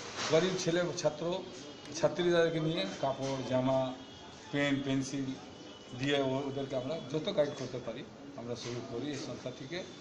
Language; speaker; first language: Bangla; non-native, local second language; Hindi